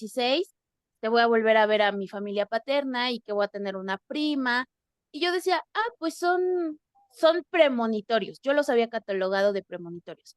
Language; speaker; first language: Spanish; native; Spanish